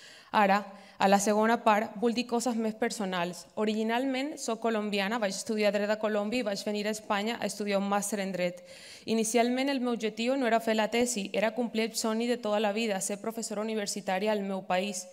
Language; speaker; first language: Catalan; non-native, fluent; Spanish